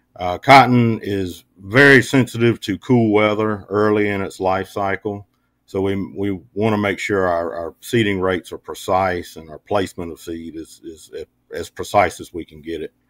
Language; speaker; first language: English; native; English